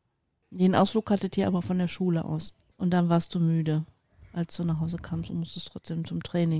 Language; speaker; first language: German; native; German